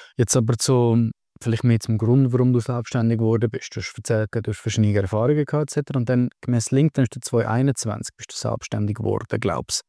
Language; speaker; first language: German; native; German